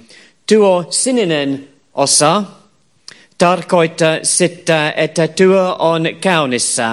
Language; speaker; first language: Finnish; non-native, fluent; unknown